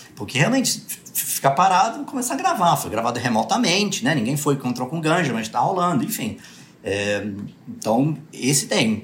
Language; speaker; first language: Portuguese; early bilingual, other home language; English